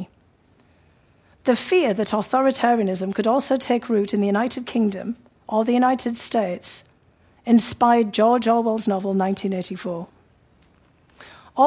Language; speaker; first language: English; native; English